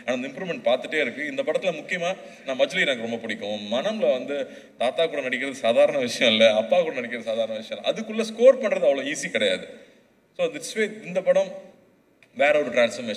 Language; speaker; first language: Tamil; native; Tamil